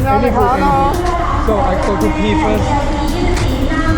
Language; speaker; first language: English; non-native, learner; Thai